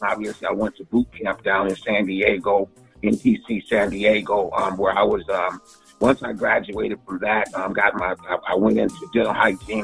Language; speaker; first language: English; native; English